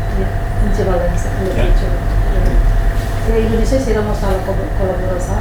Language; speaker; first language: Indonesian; non-native, learner; Tetum